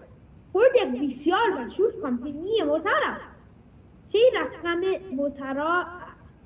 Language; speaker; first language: Persian; early bilingual, heritage; Persian